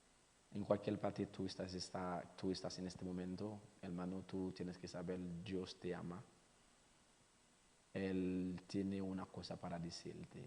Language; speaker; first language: Spanish; non-native, learner; Haitian Creole